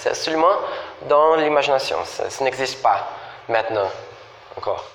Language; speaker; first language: French; non-native, fluent; Portuguese